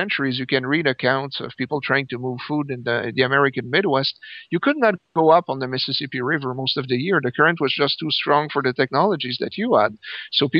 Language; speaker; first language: English; native; English